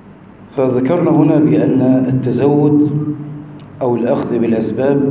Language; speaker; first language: Arabic; native; Arabic